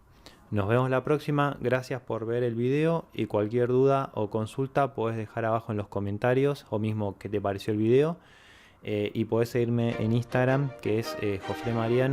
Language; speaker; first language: Spanish; native; Spanish